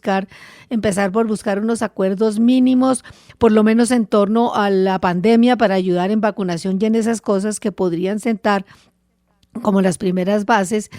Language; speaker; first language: Spanish; native; Spanish